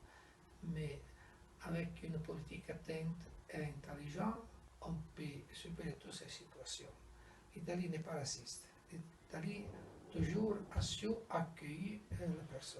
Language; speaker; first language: French; non-native, fluent; Italian